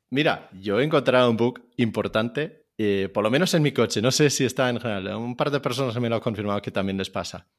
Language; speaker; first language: Spanish; non-native, fluent; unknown